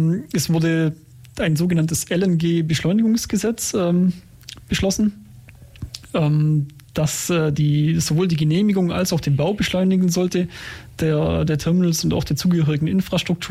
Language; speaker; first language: German; native; German